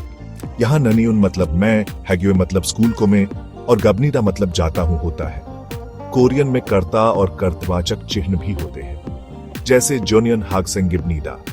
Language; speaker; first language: Hindi; native; Hindi